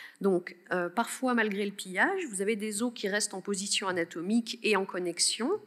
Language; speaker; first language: French; native; French